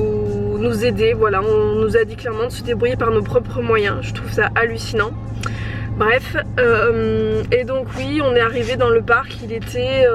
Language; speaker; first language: French; native; French